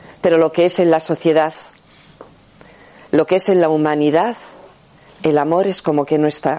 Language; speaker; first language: Spanish; native; Spanish